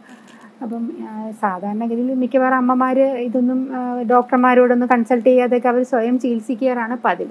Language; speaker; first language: Malayalam; native; Malayalam